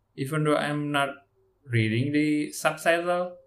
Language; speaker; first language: English; non-native, learner; Indonesian